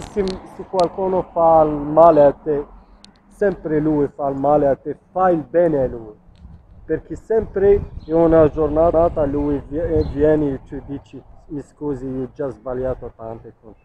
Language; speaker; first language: Italian; non-native, learner; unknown